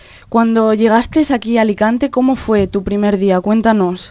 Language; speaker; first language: Spanish; native; Spanish